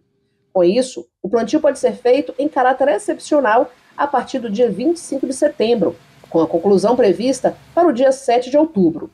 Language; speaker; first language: Portuguese; native; Portuguese